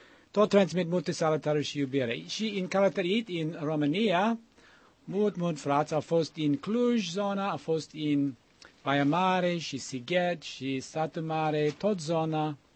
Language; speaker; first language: Romanian; non-native, learner; English